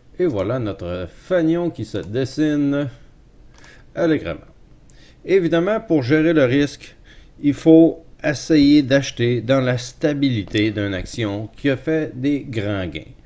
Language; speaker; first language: French; native; French